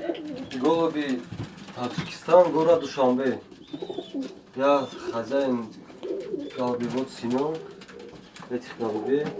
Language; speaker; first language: Russian; non-native, local second language; Tajik